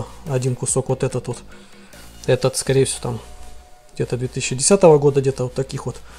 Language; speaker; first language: Russian; native; Russian